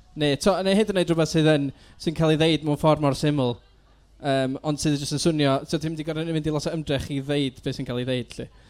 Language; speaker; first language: Welsh; native; Welsh